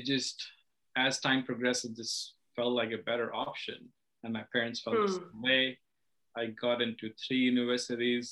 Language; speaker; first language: English; non-native, local second language; Hindi